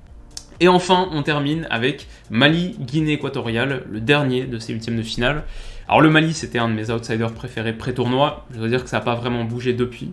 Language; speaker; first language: French; native; French